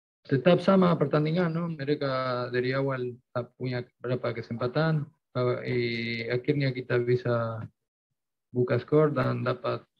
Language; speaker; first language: Indonesian; non-native, fluent; Spanish